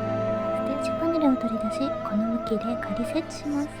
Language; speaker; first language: Japanese; native; Japanese